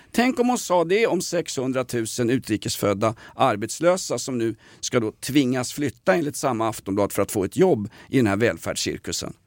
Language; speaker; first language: Swedish; native; Swedish